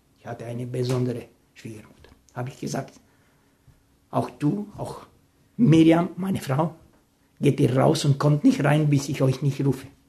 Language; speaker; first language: German; non-native, fluent; Romanian